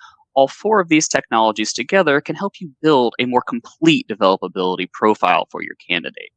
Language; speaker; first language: English; native; English